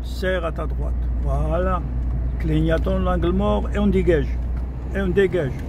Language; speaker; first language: French; non-native, local second language; Arabic